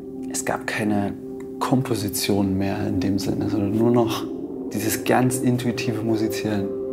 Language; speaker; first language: German; native; German